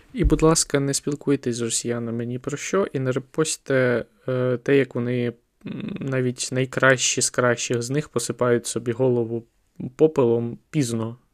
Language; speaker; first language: Ukrainian; native; Ukrainian